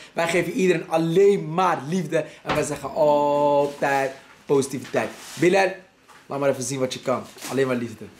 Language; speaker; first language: Dutch; early bilingual, other home language; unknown